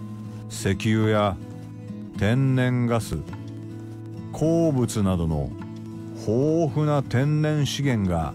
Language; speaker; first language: Japanese; native; Japanese